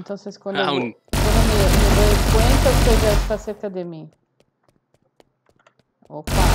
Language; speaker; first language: Spanish; non-native, learner; Portuguese